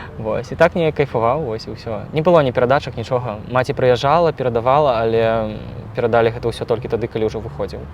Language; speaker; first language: Belarusian; non-native, local second language; Russian